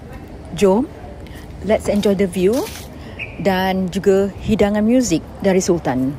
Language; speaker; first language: Malay; native; Malay